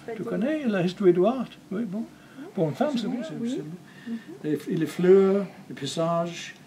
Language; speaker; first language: French; non-native, learner; English